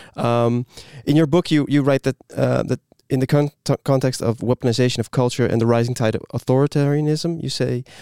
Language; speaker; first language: English; non-native, fluent; Dutch